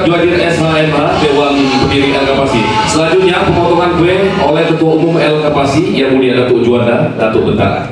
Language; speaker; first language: Indonesian; native; Indonesian